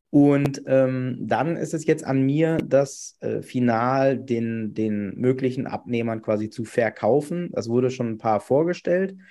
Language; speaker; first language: German; native; German